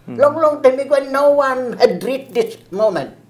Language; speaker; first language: English; non-native, local second language; Filipino